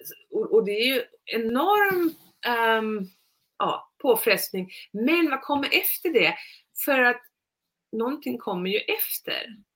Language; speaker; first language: Swedish; native; Swedish